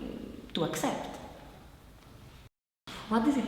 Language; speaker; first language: English; non-native, fluent; Greek